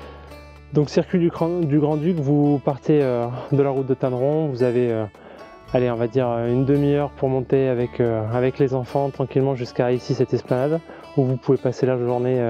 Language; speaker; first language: French; native; French